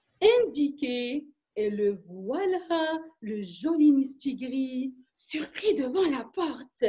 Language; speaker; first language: French; non-native, local second language; Arabic